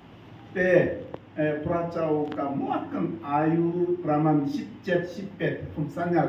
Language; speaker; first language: Thai; non-native, learner; Korean